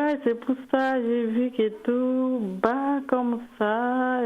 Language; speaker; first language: French; non-native, learner; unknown